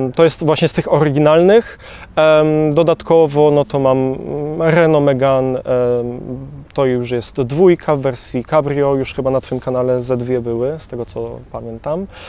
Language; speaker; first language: Polish; early bilingual, heritage; Polish